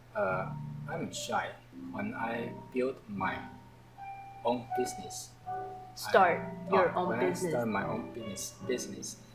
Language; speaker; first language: English; non-native, learner; Chinese